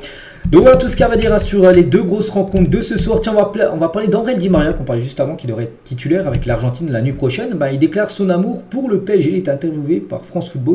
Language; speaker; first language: French; native; French